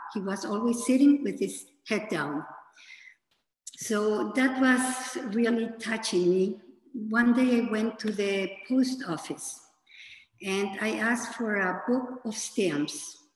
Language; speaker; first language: English; non-native, fluent; Spanish